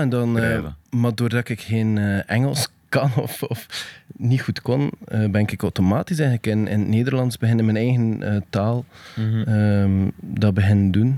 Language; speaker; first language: Dutch; native; Dutch